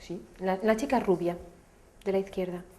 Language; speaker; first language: Spanish; native; Spanish